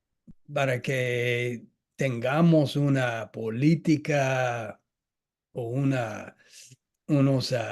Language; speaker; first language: Spanish; non-native, fluent; English